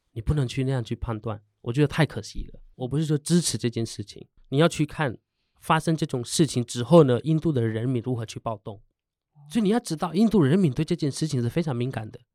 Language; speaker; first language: Chinese; non-native, fluent; Hindi